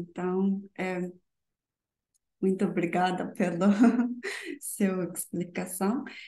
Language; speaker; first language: Portuguese; non-native, learner; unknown